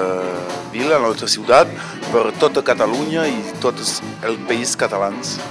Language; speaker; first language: Catalan; non-native, local second language; French